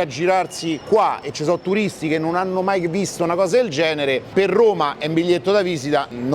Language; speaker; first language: Italian; native; Italian